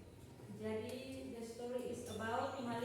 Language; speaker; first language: English; non-native, local second language; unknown